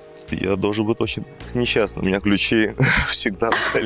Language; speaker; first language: Russian; non-native, fluent; Greek